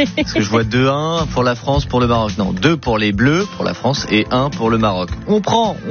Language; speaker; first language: French; native; French